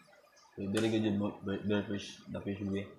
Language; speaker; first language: English; non-native, learner; Cebuano